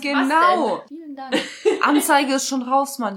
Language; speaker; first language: German; early bilingual, other home language; Russian